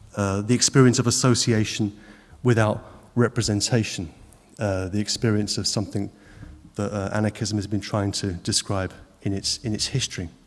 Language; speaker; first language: English; native; English